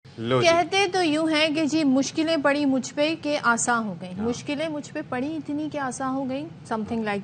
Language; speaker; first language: Urdu; native; Urdu